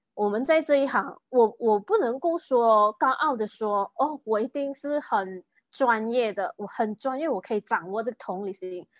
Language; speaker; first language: Chinese; native; Chinese